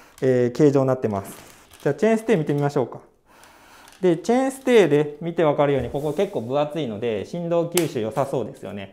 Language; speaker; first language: Japanese; native; Japanese